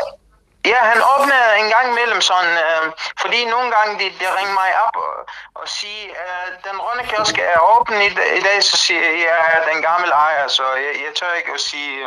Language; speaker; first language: Danish; non-native, learner; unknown